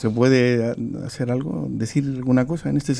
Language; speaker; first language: Spanish; native; Spanish